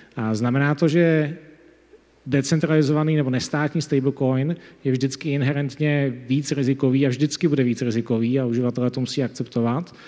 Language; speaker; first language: Czech; native; Czech